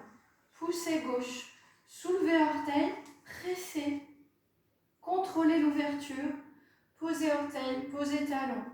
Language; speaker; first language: French; native; French